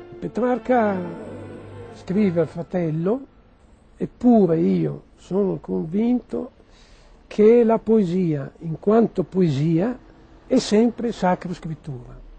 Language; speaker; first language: Italian; native; Italian